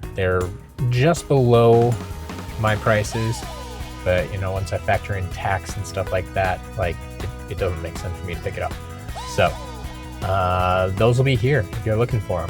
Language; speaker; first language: English; native; English